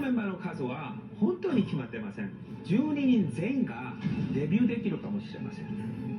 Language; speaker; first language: Japanese; non-native, fluent; Korean